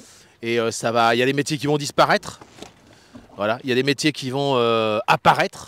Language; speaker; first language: French; native; French